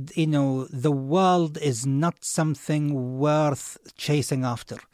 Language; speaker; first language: English; non-native, fluent; Arabic